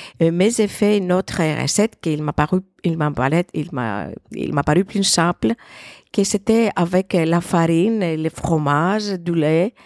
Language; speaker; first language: French; non-native, fluent; Greek